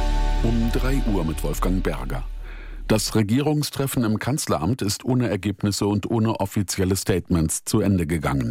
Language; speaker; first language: German; native; German